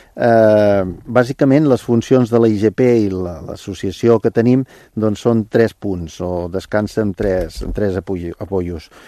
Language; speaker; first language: Catalan; native; Catalan